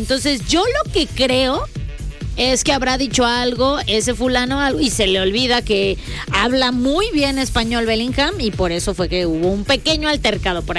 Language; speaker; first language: Spanish; native; Spanish